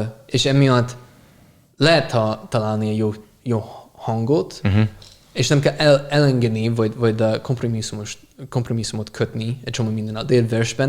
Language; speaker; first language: Hungarian; non-native, fluent; English